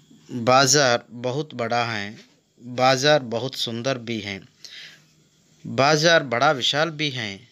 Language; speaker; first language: Hindi; non-native, local second language; Telugu